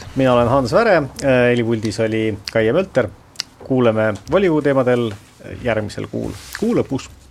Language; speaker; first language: Estonian; native; Estonian